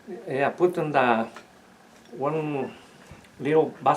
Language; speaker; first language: English; non-native, learner; Spanish